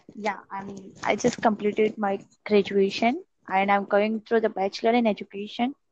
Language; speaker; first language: English; non-native, learner; Gujarati